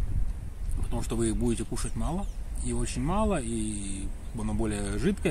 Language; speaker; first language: Russian; native; Russian